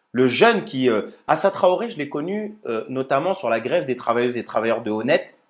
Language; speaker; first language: French; native; French